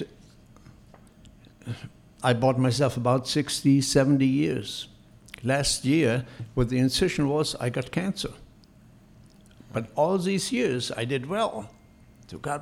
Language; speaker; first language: English; non-native, fluent; Polish